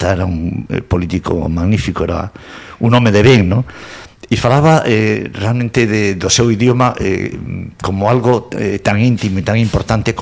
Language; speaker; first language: Galician; non-native, local second language; Spanish